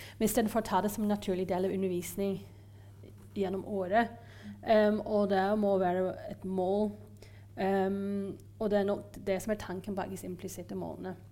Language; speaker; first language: Norwegian; non-native, fluent; English